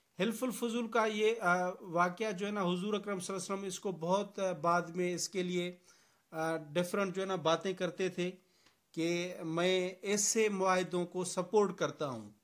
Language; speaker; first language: Urdu; non-native, local second language; Sindhi